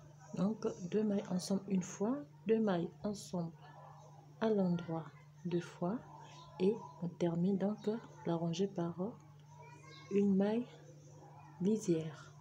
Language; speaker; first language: French; native; French